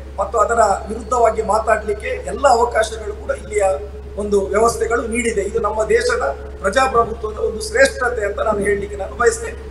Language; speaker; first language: Kannada; non-native, local second language; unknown